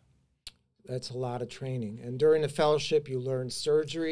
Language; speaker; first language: English; native; English